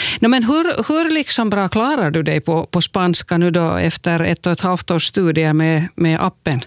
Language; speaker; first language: Swedish; native; Swedish